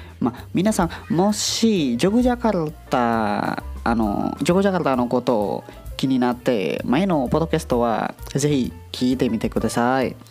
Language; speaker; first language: Japanese; non-native, learner; Indonesian